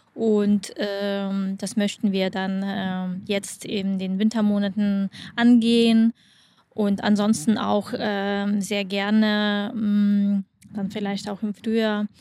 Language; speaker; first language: German; non-native, fluent; Lithuanian